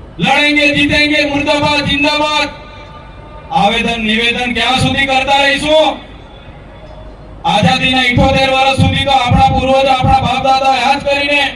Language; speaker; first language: Gujarati; non-native, local second language; Bhili